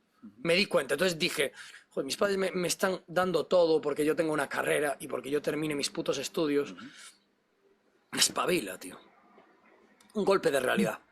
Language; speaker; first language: Spanish; native; Spanish